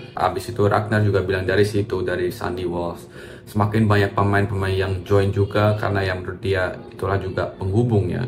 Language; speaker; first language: Indonesian; native; Indonesian